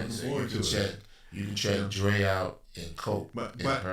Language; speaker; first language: English; native; English